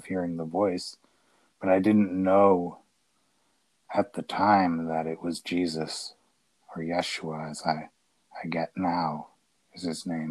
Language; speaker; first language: English; native; English